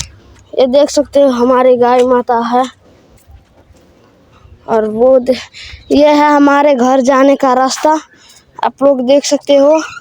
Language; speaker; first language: Hindi; non-native, local second language; Maithili